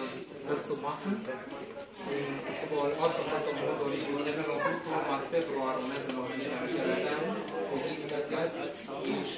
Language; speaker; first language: Hungarian; non-native, learner; German